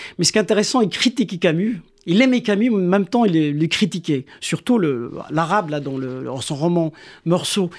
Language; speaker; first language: French; non-native, local second language; Kabyle